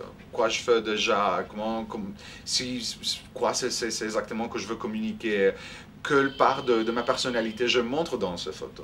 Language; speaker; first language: French; non-native, fluent; Greek